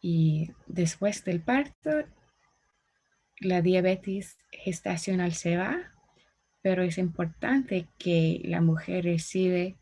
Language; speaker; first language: Spanish; non-native, learner; English